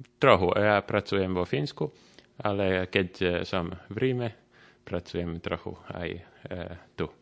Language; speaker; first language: Slovak; non-native, learner; Finnish